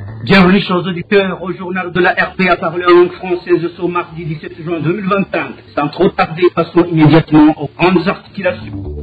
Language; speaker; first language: French; non-native, local second language; Rundi